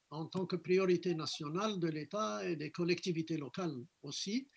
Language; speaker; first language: French; non-native, local second language; Arabic